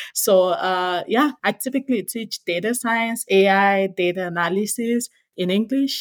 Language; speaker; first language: English; non-native, local second language; Yoruba